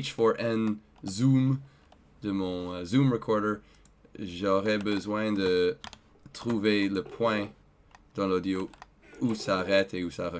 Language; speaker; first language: French; non-native, learner; English